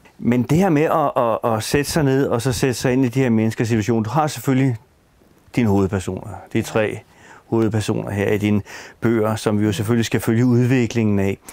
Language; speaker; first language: Danish; native; Danish